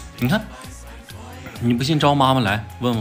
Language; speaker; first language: Chinese; native; Chinese